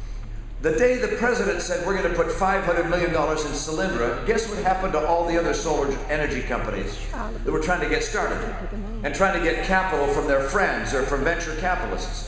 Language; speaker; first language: English; native; English